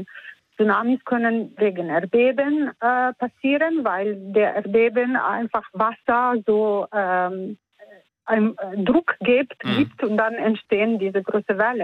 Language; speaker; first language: German; non-native, fluent; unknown